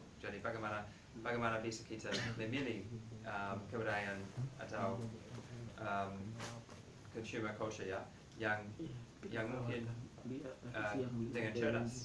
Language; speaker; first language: Indonesian; non-native, fluent; English